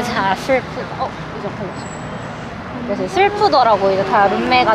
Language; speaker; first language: Korean; native; Korean